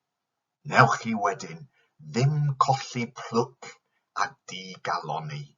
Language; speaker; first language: Welsh; non-native, fluent; English